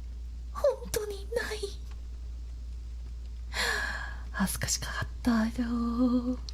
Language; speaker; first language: Japanese; non-native, learner; English